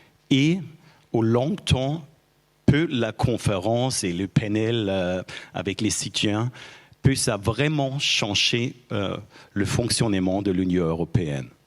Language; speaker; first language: French; non-native, fluent; German